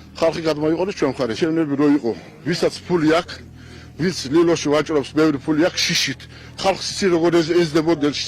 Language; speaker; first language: Georgian; non-native, local second language; Azerbaijani